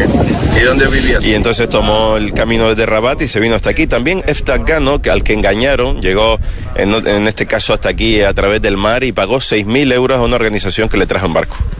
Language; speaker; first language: Spanish; native; Spanish